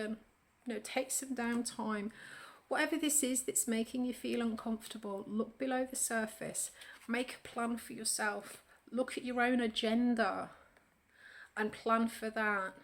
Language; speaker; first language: English; native; English